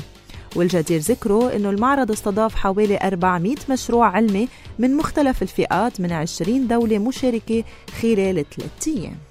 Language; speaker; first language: Arabic; native; Arabic